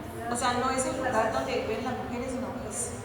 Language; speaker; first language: Spanish; native; Spanish